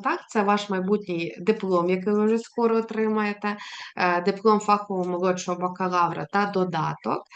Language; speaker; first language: Ukrainian; native; Ukrainian